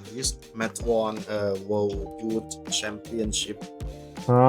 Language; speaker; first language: English; non-native, learner; Thai